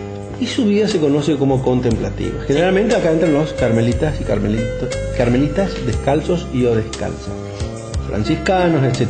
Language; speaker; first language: Spanish; native; Spanish